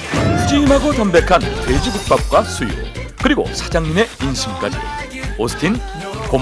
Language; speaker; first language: Korean; native; Korean